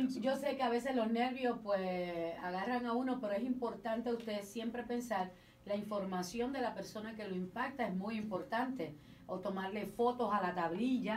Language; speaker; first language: Spanish; native; Spanish